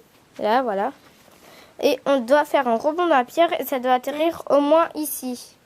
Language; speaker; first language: French; native; French